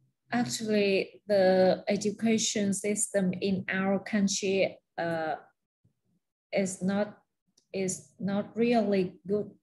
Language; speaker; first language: English; non-native, learner; Vietnamese